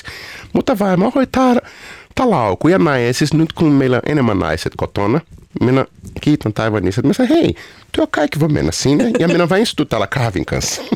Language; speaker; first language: Finnish; non-native, fluent; Portuguese